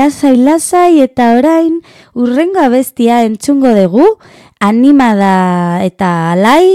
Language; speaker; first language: Basque; non-native, learner; Spanish